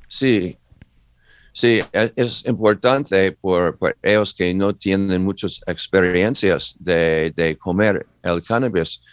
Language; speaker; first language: Spanish; non-native, learner; English